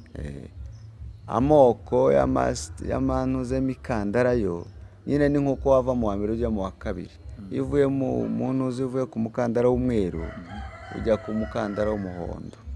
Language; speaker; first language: Kinyarwanda; native; Kinyarwanda